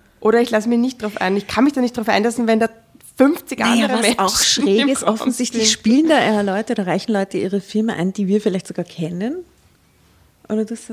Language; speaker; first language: German; native; German